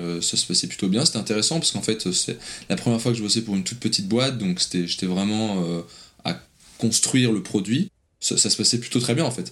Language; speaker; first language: French; native; French